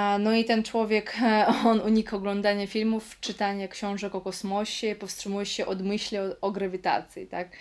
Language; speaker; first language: Polish; non-native, fluent; Russian